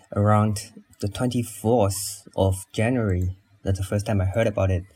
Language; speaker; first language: English; non-native, fluent; Chinese